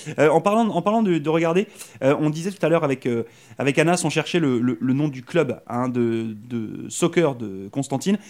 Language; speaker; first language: French; native; French